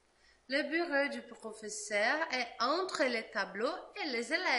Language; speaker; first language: French; non-native, fluent; Portuguese